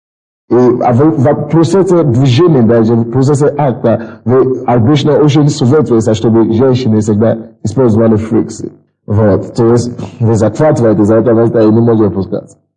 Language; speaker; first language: Russian; non-native, fluent; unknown